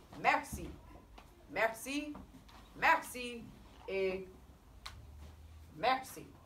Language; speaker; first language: French; non-native, fluent; English